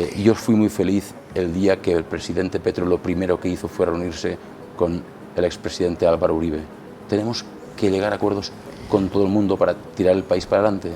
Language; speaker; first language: Spanish; non-native, local second language; Catalan